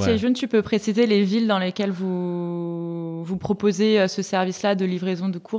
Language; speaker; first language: French; native; French